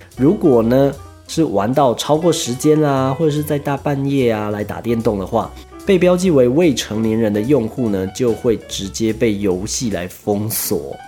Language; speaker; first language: Chinese; native; Chinese